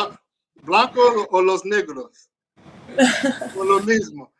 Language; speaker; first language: Spanish; non-native, learner; English